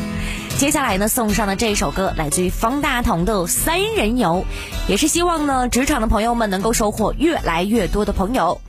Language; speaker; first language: Chinese; native; Chinese